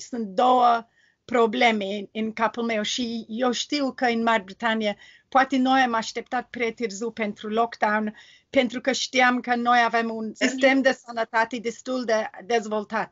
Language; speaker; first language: Romanian; non-native, learner; English